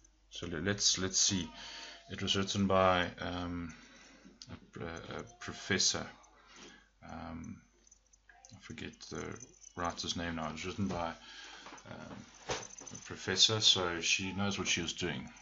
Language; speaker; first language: English; native; English